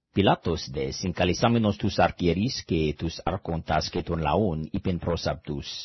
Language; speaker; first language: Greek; non-native, fluent; English